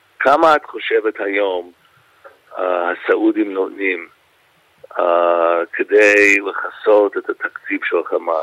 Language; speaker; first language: Hebrew; non-native, fluent; English